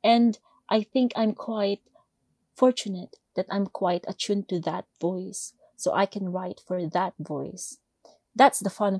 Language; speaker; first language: English; non-native, local second language; Filipino